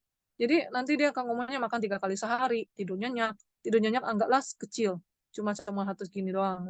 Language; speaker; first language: Indonesian; native; Indonesian